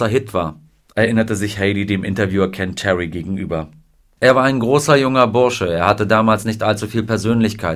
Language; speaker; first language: German; native; German